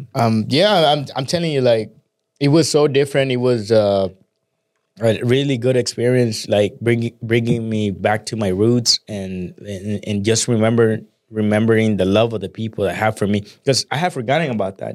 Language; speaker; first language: English; early bilingual, other home language; Spanish